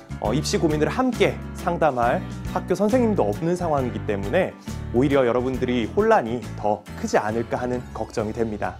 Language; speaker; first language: Korean; native; Korean